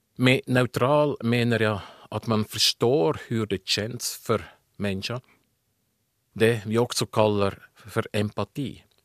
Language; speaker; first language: Swedish; non-native, fluent; German